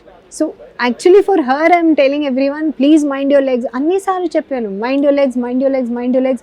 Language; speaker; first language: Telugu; non-native, learner; Hindi